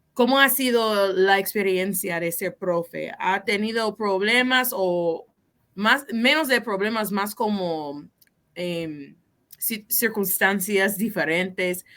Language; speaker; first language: Spanish; non-native, fluent; English